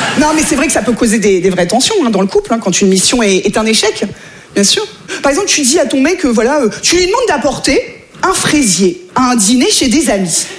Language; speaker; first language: French; native; French